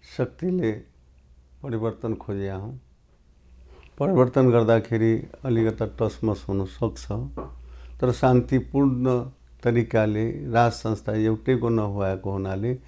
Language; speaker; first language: Nepali; non-native, local second language; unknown